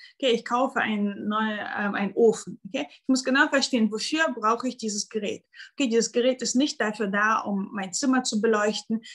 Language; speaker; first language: German; non-native, fluent; Russian